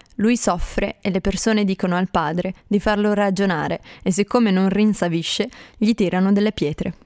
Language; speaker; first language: Italian; native; Italian